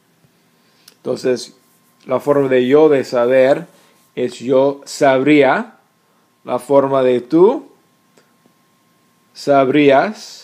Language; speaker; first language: Spanish; non-native, fluent; English